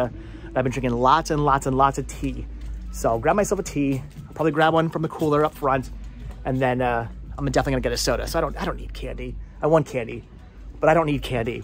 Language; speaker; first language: English; native; English